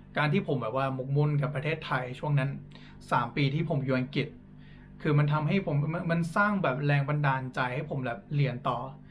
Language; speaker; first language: Thai; non-native, fluent; English